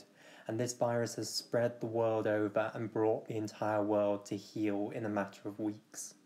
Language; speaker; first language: English; native; English